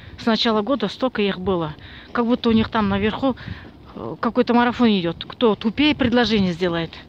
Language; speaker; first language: Russian; non-native, local second language; Kazakh